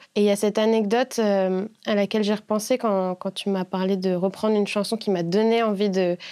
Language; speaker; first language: French; native; French